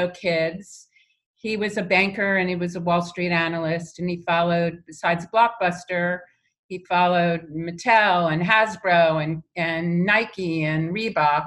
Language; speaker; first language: English; native; English